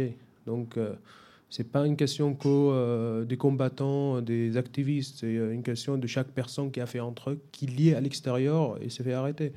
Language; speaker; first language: French; non-native, fluent; Arabic